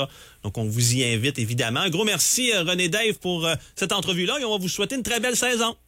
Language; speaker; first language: French; native; French